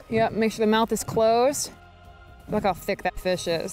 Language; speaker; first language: English; native; English